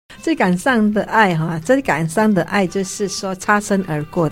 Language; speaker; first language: Chinese; early bilingual, heritage; Hakka Chinese